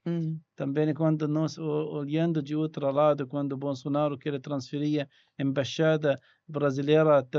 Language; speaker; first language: Portuguese; non-native, learner; Arabic